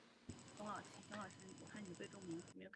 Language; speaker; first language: Chinese; native; Chinese